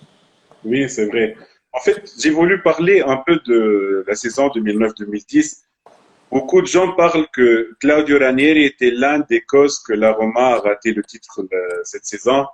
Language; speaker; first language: French; non-native, local second language; Arabic